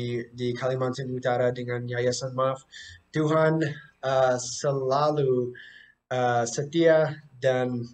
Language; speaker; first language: Indonesian; non-native, fluent; English